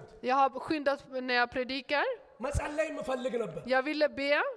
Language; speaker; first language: Swedish; non-native, fluent; Amharic